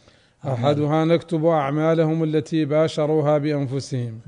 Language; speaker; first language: Arabic; native; Arabic